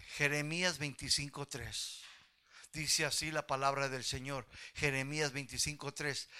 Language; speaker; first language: Spanish; early bilingual, heritage; Spanish